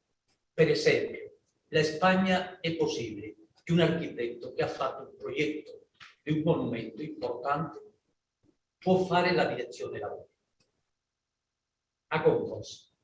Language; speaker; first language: Italian; non-native, learner; Spanish